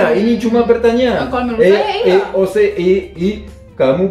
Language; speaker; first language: Indonesian; non-native, fluent; French